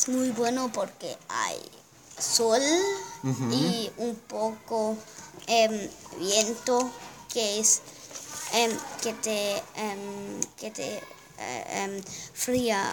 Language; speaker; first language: Spanish; non-native, learner; German